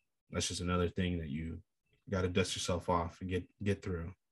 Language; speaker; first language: English; native; English